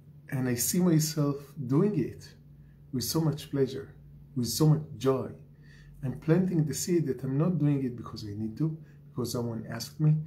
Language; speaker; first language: English; non-native, fluent; Hebrew